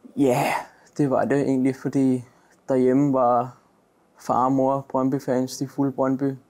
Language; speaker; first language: Danish; native; Danish